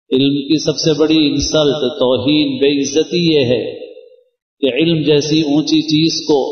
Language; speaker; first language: Urdu; native; Urdu